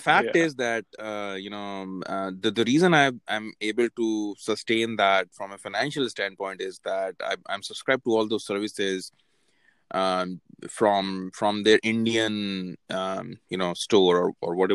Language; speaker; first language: English; non-native, local second language; Hindi